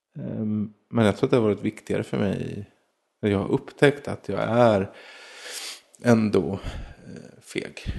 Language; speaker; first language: Swedish; native; Swedish